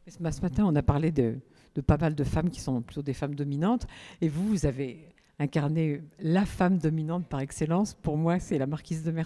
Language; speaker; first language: French; native; French